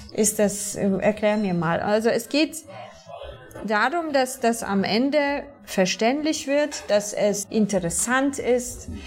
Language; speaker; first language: German; non-native, fluent; Polish